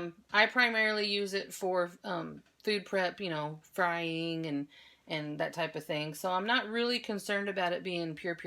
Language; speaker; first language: English; native; English